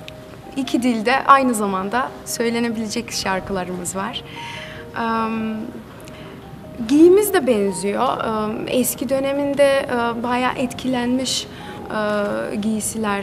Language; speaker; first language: Turkish; non-native, fluent; Macedonian